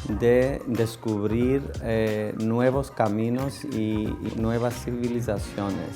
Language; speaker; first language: Spanish; non-native, fluent; Greek